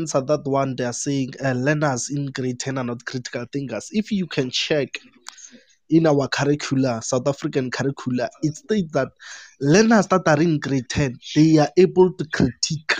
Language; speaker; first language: English; non-native, local second language; Northern Sotho